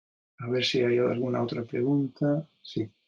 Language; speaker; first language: Spanish; native; Spanish